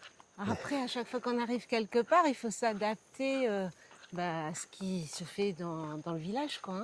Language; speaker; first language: French; native; French